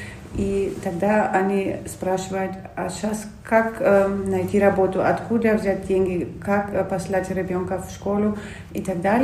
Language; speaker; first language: Russian; non-native, fluent; German